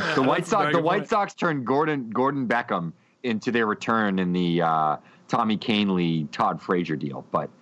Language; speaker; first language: English; native; English